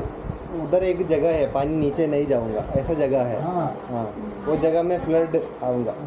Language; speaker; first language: Hindi; non-native, local second language; Malayalam